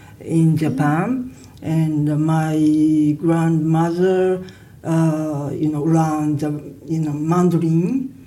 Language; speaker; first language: English; non-native, learner; Japanese